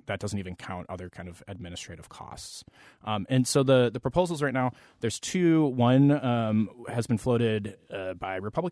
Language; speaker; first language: English; native; English